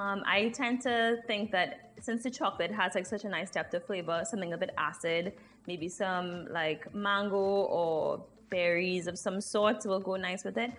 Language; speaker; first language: English; native; English